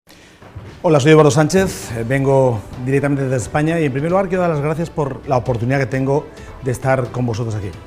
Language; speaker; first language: Spanish; native; Spanish